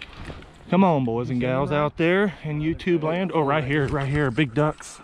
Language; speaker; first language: English; native; English